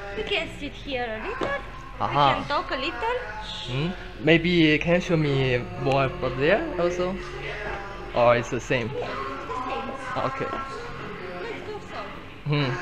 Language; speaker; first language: English; non-native, learner; Romanian